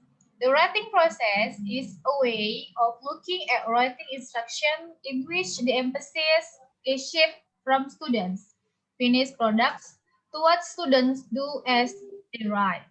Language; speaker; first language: English; non-native, fluent; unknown